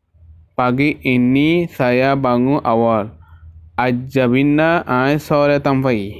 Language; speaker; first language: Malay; non-native, learner; Rohingya